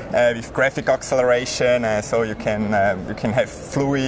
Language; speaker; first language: English; non-native, fluent; German